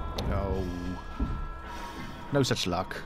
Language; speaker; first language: English; native; English